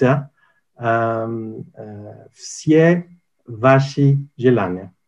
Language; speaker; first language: Russian; non-native, learner; French